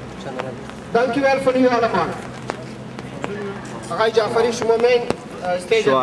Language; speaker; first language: Dutch; non-native, fluent; Persian